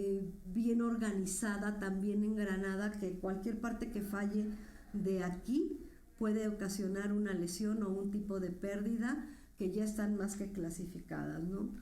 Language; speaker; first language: Spanish; native; Spanish